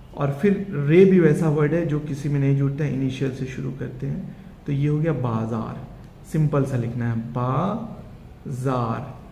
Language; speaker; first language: Hindi; native; Hindi